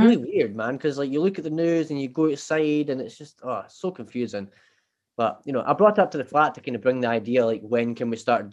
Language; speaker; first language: English; native; English